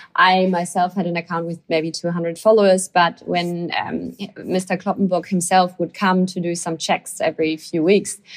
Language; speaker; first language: English; non-native, fluent; German